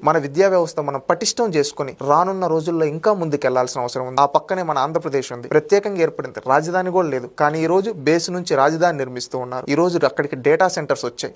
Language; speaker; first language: Telugu; native; Telugu